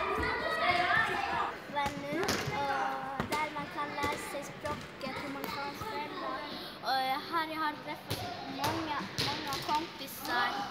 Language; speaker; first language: Swedish; early bilingual, other home language; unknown